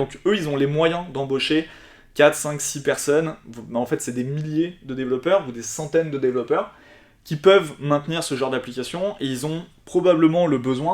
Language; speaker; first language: French; native; French